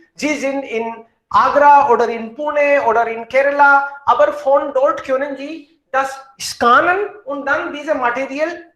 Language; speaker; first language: German; non-native, fluent; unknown